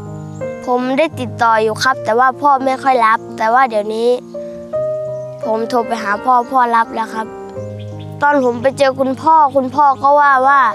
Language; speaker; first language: Thai; non-native, local second language; Northeastern Thai